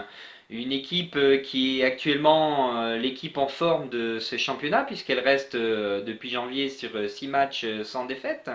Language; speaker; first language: French; native; French